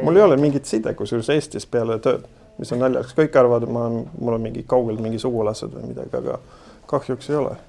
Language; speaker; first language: Estonian; non-native, fluent; Swedish